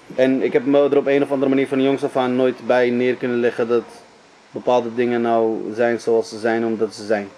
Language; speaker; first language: Dutch; early bilingual, other home language; Arabic